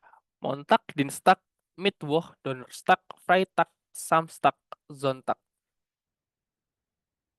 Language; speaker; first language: German; non-native, learner; Indonesian